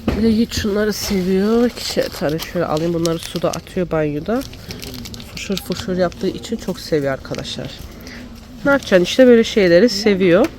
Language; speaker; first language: Turkish; early bilingual, heritage; Turkish